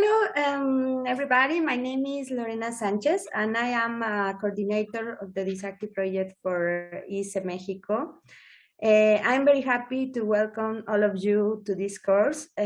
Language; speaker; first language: English; non-native, learner; Spanish